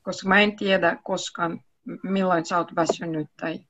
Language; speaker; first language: Finnish; non-native, learner; Russian